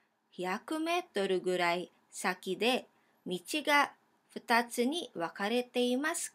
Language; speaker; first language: Japanese; non-native, fluent; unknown